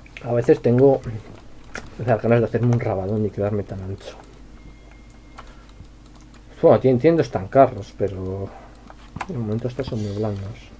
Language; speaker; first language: Spanish; native; Spanish